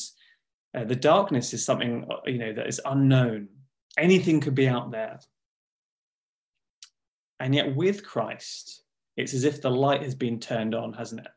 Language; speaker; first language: English; native; English